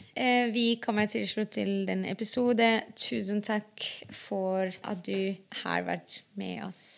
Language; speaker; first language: Norwegian; non-native, fluent; Arabic